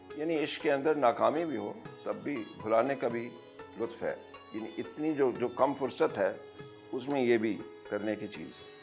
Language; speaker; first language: Urdu; native; Urdu